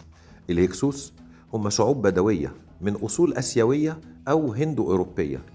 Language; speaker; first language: Arabic; native; Arabic